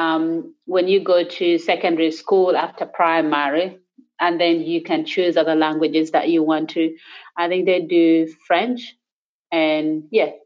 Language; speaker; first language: English; non-native, local second language; Acoli